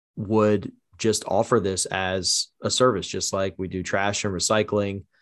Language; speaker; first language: English; native; English